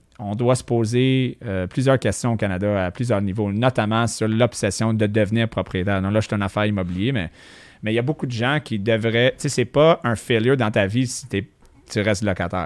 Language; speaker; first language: French; native; French